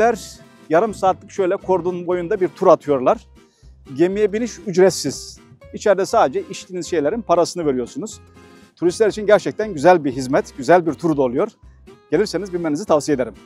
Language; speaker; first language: Turkish; native; Turkish